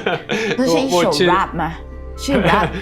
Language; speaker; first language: Chinese; non-native, fluent; Thai